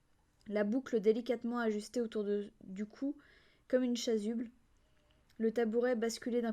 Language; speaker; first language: French; native; French